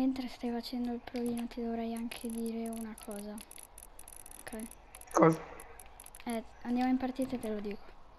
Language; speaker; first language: Italian; native; Italian